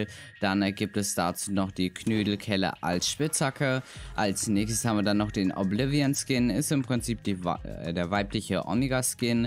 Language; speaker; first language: German; native; German